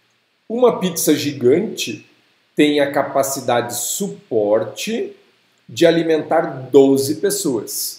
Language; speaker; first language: Portuguese; native; Portuguese